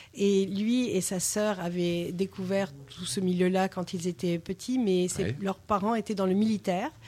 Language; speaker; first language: French; non-native, fluent; English